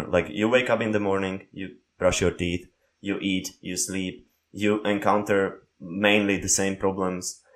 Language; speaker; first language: English; non-native, fluent; Slovak